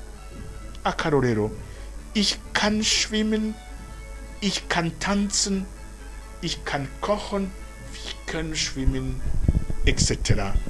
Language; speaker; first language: German; non-native, fluent; Rundi